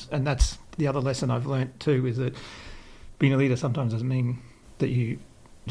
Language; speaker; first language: English; native; English